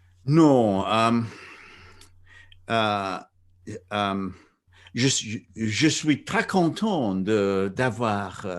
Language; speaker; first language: French; non-native, fluent; English